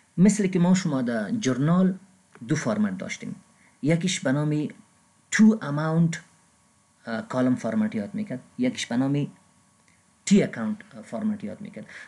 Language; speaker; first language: Persian; non-native, local second language; Pashto